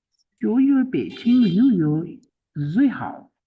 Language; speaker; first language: Chinese; non-native, learner; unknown